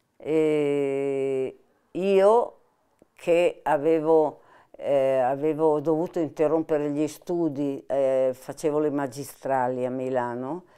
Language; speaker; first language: Italian; native; Italian